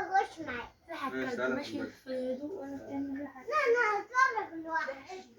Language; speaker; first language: Arabic; native; Arabic